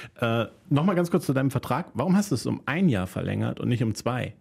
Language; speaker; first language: German; native; German